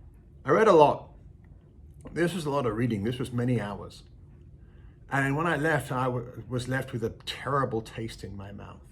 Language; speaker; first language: English; native; English